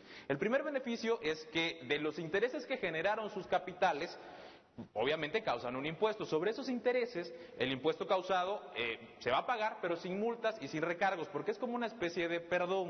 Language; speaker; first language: Spanish; native; Spanish